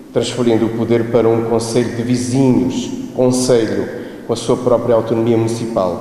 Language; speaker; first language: Portuguese; native; Portuguese